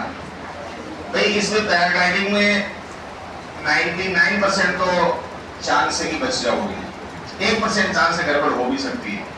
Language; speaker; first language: Hindi; native; Hindi